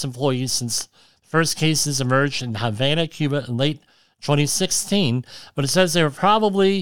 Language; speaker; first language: English; native; English